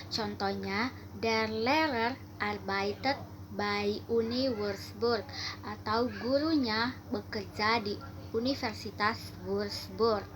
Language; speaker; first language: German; non-native, learner; Indonesian